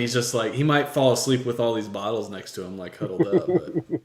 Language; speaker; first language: English; native; English